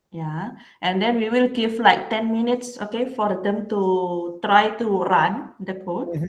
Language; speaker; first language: English; non-native, learner; Indonesian